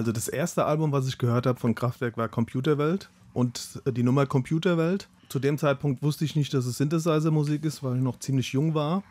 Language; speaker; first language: German; native; German